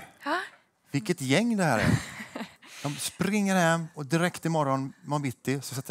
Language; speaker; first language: Swedish; native; Swedish